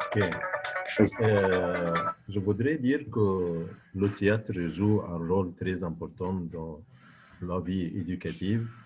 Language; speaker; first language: French; non-native, fluent; Arabic